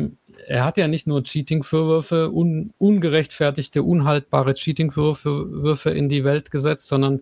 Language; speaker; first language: German; native; German